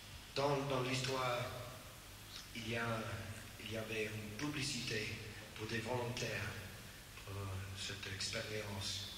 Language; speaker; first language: French; non-native, learner; English